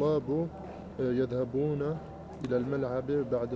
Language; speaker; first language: Arabic; non-native, learner; French